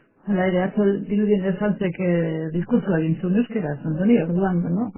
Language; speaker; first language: Basque; native; Basque